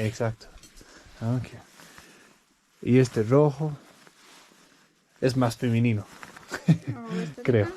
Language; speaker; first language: Spanish; non-native, learner; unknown